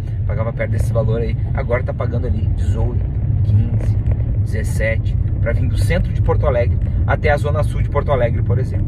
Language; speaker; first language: Portuguese; native; Portuguese